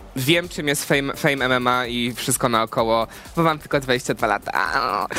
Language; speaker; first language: Polish; native; Polish